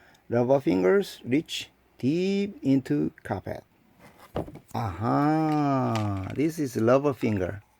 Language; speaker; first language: English; non-native, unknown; Korean